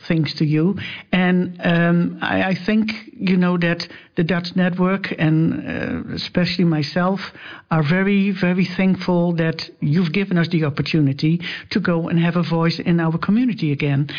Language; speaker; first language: English; non-native, fluent; Dutch